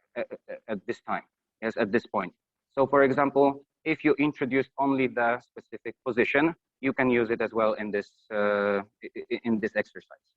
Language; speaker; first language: English; non-native, fluent; Polish